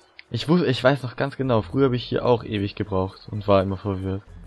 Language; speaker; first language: German; native; German